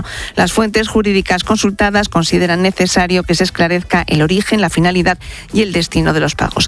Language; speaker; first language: Spanish; native; Spanish